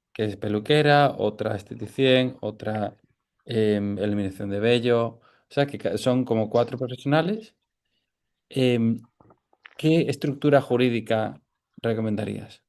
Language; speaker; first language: Spanish; native; Spanish